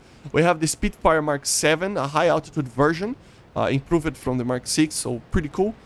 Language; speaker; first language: English; non-native, fluent; Portuguese